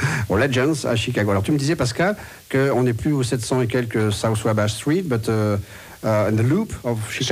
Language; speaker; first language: French; native; French